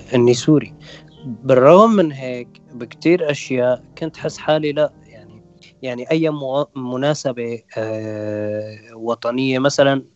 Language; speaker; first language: Arabic; non-native, local second language; Kurdish